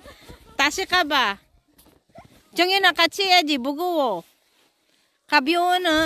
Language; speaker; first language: Korean; non-native, learner; Filipino